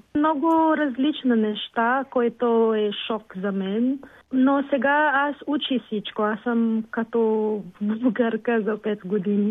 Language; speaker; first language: Bulgarian; non-native, learner; Filipino